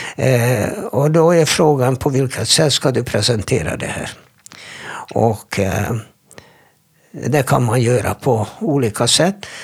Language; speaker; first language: Swedish; non-native, fluent; Hebrew